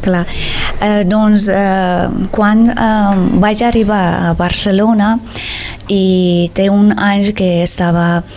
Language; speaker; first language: Catalan; non-native, learner; Persian